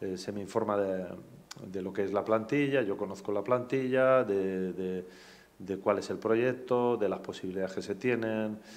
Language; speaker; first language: Spanish; native; Spanish